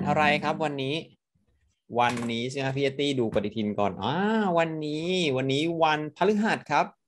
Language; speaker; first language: Thai; native; Thai